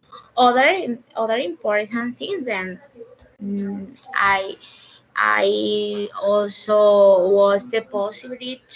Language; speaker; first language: English; non-native, learner; Spanish